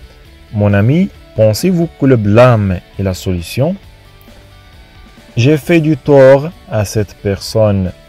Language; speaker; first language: French; non-native, fluent; Arabic